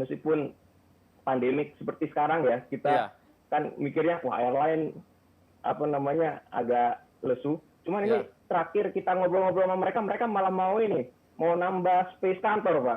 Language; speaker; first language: Indonesian; native; Indonesian